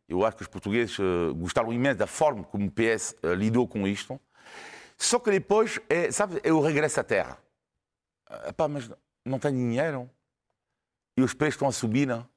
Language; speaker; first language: Portuguese; non-native, fluent; French